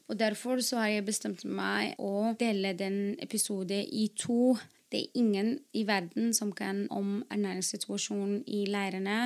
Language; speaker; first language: Norwegian; non-native, fluent; Arabic